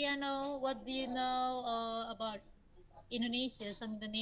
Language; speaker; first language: English; non-native, learner; Indonesian